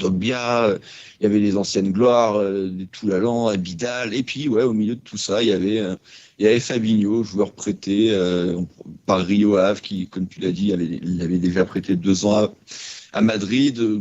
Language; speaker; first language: French; native; French